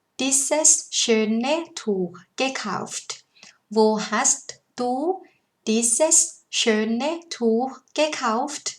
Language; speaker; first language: German; non-native, learner; Thai